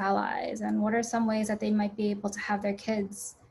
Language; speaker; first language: English; early bilingual, other home language; Cantonese